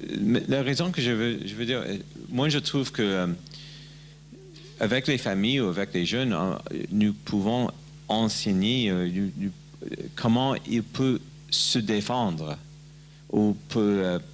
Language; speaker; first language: French; non-native, learner; English